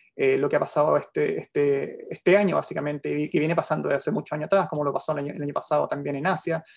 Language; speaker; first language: Spanish; native; Spanish